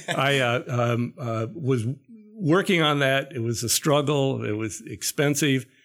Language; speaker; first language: English; native; English